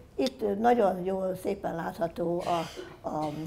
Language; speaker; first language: Hungarian; native; Hungarian